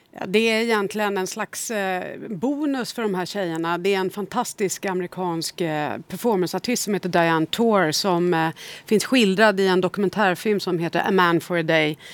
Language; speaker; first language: Swedish; native; Swedish